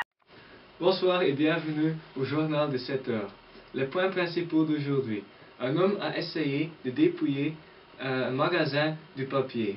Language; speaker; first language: French; non-native, learner; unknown